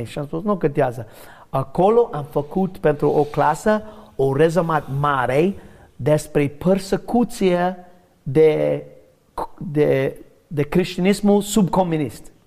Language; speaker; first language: Romanian; non-native, learner; English